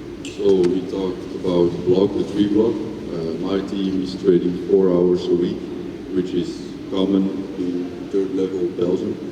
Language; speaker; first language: English; non-native, fluent; Dutch